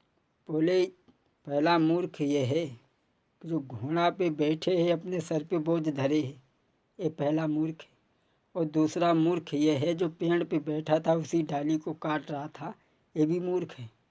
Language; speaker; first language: Hindi; native; Hindi